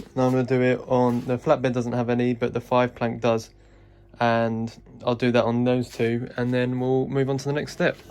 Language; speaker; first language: English; native; English